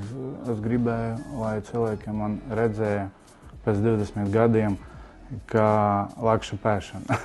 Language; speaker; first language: Latvian; non-native, local second language; Russian